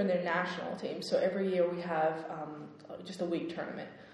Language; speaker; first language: English; native; English